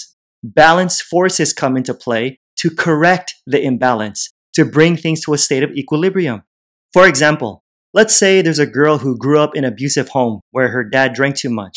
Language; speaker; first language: English; native; English